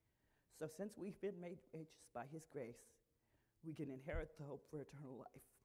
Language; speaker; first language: English; native; English